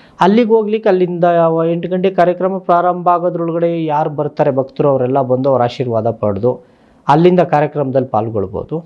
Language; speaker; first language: Kannada; native; Kannada